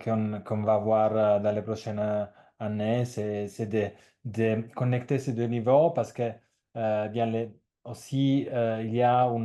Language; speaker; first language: French; non-native, learner; Italian